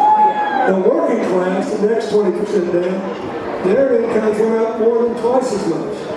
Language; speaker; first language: English; native; English